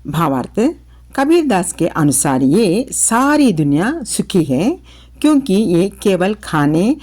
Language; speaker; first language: Hindi; non-native, local second language; Telugu